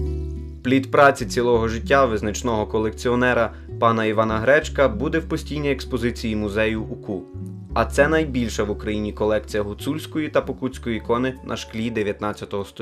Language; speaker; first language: Ukrainian; native; Ukrainian